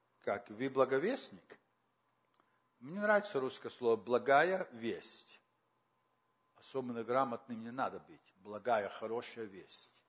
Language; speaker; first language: Russian; early bilingual, heritage; Russian